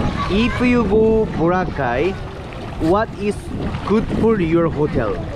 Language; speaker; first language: English; non-native, learner; Korean